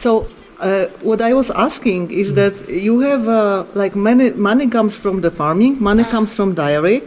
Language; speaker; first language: English; non-native, fluent; Polish